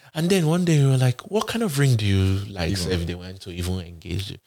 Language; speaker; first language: English; non-native, local second language; Bini